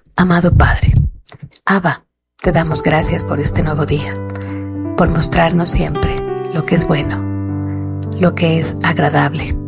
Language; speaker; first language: Spanish; native; Spanish